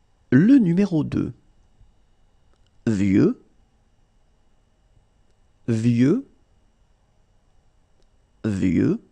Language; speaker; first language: French; native; French